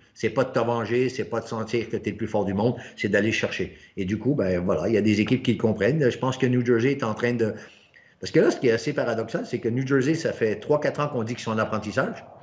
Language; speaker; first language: French; native; French